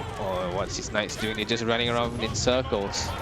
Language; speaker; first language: English; native; English